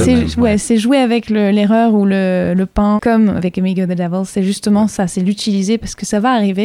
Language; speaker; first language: French; native; French